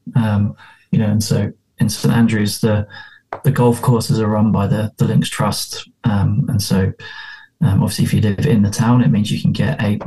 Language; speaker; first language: English; native; English